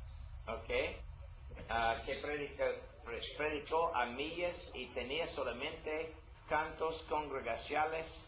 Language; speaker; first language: Spanish; non-native, learner; English